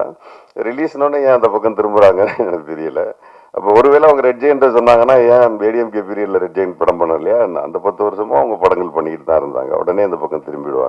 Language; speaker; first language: Tamil; native; Tamil